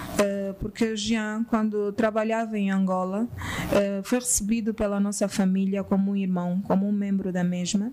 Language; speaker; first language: Portuguese; native; Portuguese